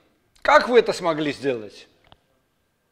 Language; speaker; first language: Russian; non-native, fluent; Georgian